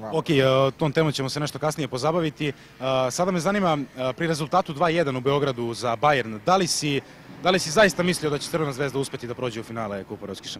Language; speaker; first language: Serbian; native; Serbian